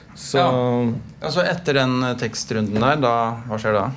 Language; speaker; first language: Norwegian; native; Norwegian